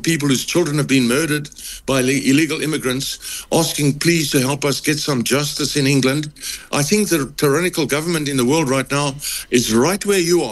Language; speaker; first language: English; native; English